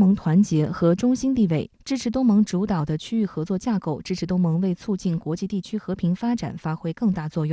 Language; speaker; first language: Chinese; native; Chinese